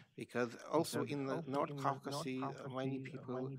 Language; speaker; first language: English; non-native, learner; Russian